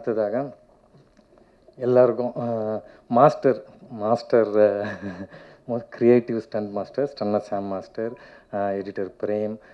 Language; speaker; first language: Tamil; native; Tamil